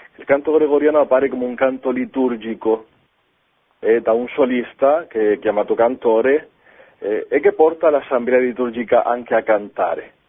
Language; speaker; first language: Italian; non-native, fluent; Spanish